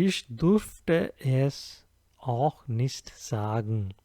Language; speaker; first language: German; non-native, fluent; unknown